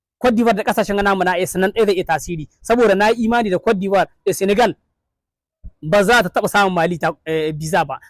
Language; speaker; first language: Hausa; native; Hausa